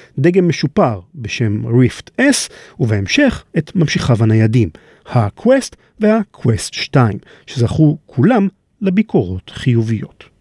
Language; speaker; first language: Hebrew; native; Hebrew